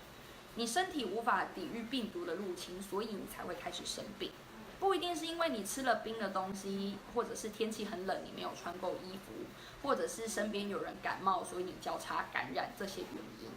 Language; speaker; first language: Chinese; native; Chinese